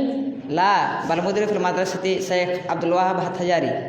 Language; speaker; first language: Arabic; non-native, learner; Bangla